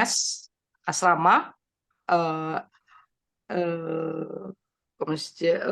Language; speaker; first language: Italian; non-native, learner; Indonesian